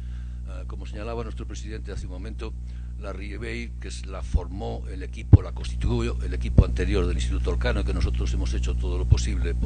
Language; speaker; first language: Spanish; native; Spanish